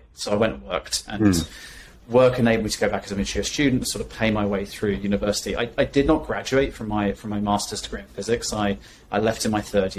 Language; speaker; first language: English; native; English